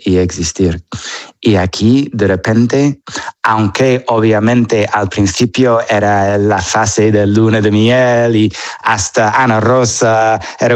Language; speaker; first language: Spanish; non-native, fluent; English